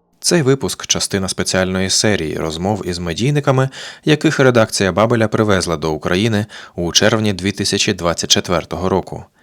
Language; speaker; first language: Ukrainian; native; Ukrainian